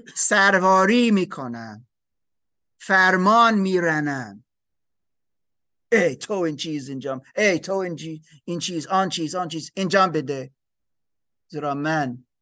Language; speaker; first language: Persian; non-native, learner; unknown